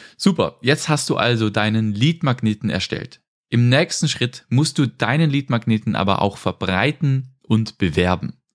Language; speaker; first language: German; native; German